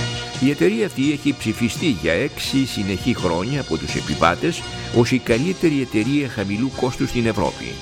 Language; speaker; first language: Greek; native; Greek